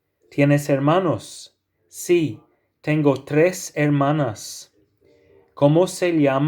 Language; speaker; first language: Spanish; non-native, fluent; English